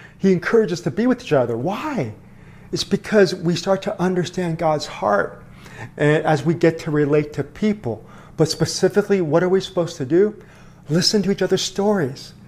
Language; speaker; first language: English; early bilingual, other home language; Korean